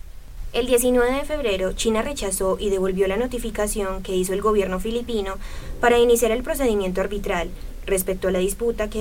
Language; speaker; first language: Spanish; native; Spanish